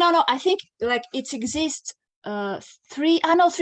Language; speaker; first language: English; non-native, fluent; Russian